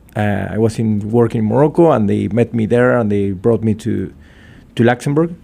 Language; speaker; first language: English; non-native, fluent; Spanish